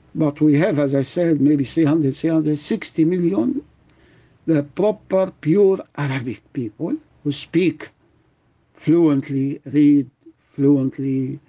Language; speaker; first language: English; non-native, fluent; Arabic